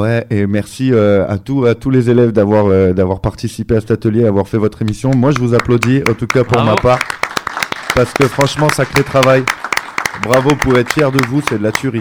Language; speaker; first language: French; native; French